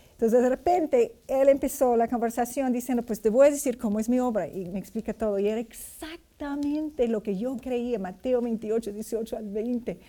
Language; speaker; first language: Spanish; non-native, fluent; English